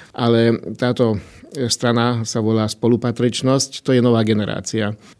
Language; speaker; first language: Slovak; non-native, local second language; Hungarian